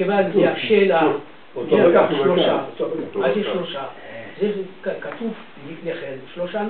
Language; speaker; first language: Hebrew; non-native, learner; French